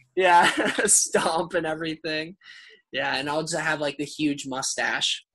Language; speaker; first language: English; early bilingual, other home language; Urdu